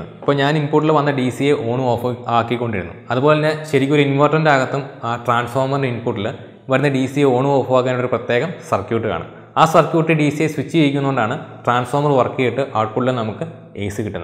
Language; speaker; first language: Malayalam; native; Malayalam